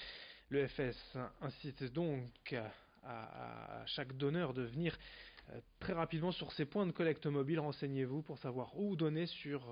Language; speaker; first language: French; native; French